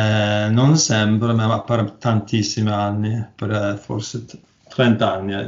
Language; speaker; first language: Italian; non-native, learner; Norwegian